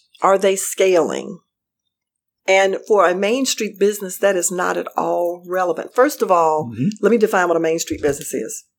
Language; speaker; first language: English; native; English